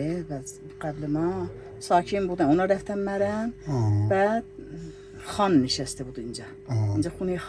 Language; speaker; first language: Persian; non-native, local second language; Azerbaijani